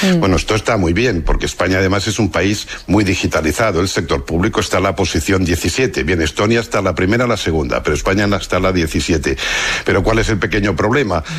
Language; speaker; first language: Spanish; non-native, local second language; Catalan